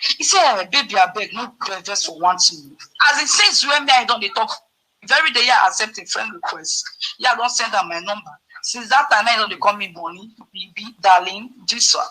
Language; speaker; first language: Nigerian Pidgin; non-native, local second language; Yoruba